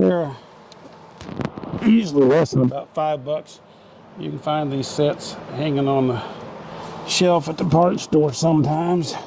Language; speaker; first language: English; native; English